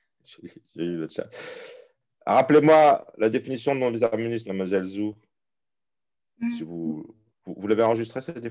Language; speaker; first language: French; native; French